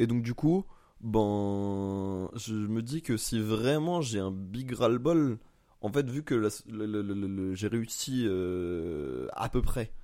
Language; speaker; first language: French; native; French